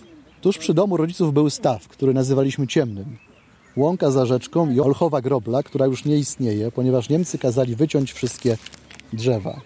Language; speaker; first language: Polish; native; Polish